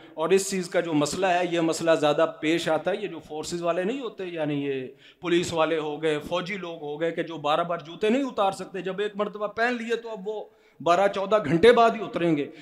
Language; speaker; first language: Urdu; non-native, local second language; Punjabi